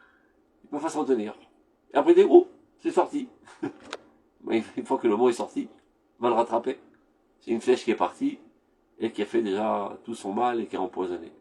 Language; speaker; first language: French; native; French